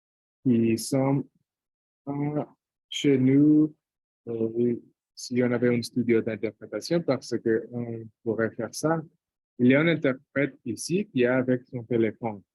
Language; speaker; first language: French; non-native, fluent; Portuguese